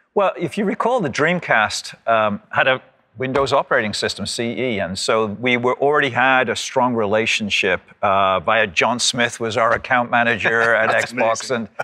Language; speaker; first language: English; native; English